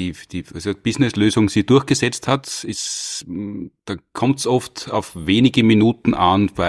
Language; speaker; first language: German; native; German